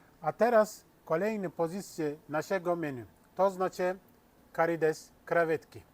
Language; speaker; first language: Polish; non-native, learner; Turkish